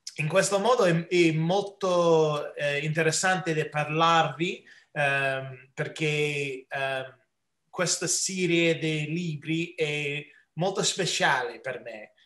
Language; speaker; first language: Italian; early bilingual, heritage; English